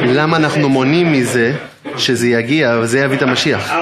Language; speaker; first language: Hebrew; native; Hebrew